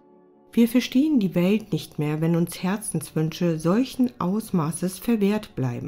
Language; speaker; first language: German; native; German